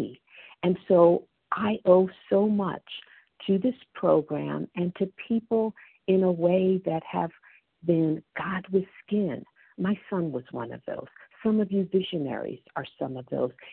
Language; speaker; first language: English; native; English